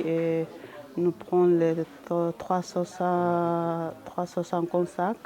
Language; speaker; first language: French; non-native, learner; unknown